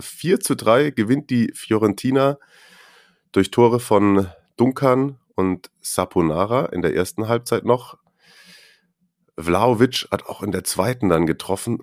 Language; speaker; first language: German; native; German